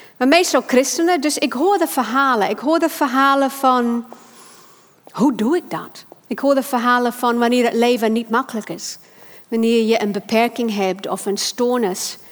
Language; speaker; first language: Dutch; non-native, fluent; English